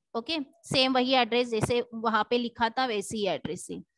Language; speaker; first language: Hindi; non-native, local second language; Marathi